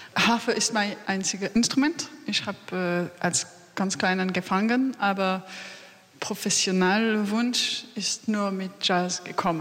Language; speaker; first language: German; non-native, fluent; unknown